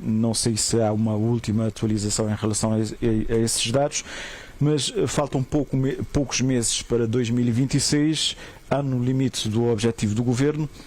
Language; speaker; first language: Portuguese; non-native, local second language; Kabuverdianu